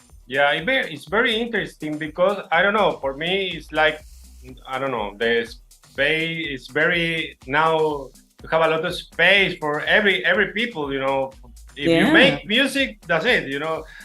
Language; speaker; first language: English; non-native, learner; Spanish